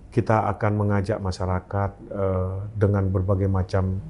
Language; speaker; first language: Indonesian; native; Indonesian